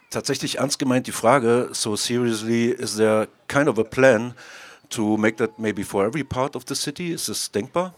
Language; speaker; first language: English; non-native, fluent; German